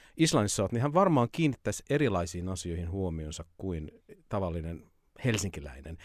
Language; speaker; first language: Finnish; native; Finnish